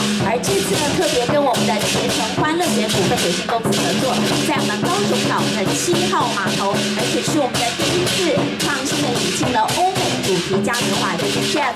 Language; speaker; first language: Chinese; native; Chinese